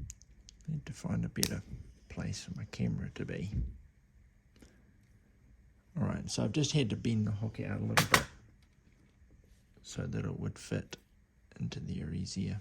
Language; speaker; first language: English; native; English